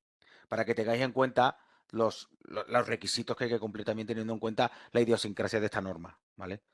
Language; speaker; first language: Spanish; native; Spanish